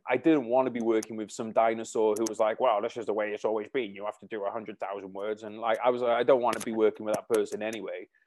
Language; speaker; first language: English; native; English